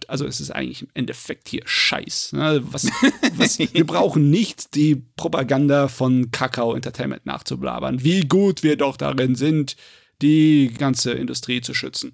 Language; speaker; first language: German; native; German